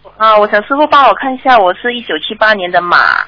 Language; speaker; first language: Chinese; native; Chinese